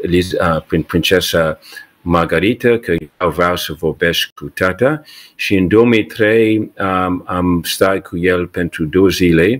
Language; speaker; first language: Romanian; early bilingual, heritage; English